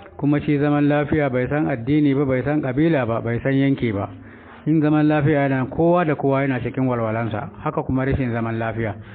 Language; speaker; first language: Hausa; non-native, local second language; Fula